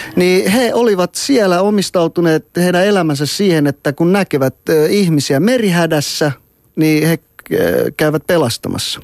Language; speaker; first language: Finnish; early bilingual, other home language; Persian